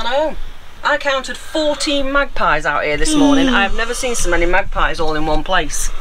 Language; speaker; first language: English; native; English